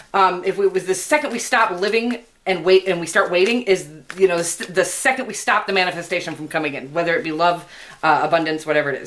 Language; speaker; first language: English; native; English